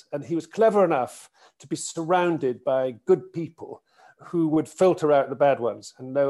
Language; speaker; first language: English; native; English